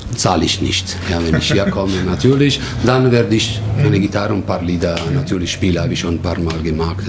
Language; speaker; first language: German; non-native, learner; Italian